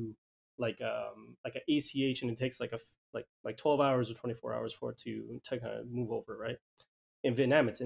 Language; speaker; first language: English; native; English